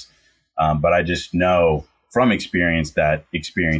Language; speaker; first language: English; native; English